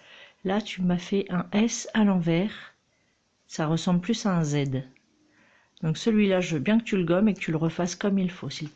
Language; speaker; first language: French; native; French